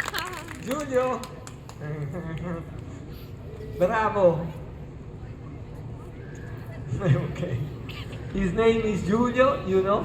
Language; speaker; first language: English; non-native, learner; Italian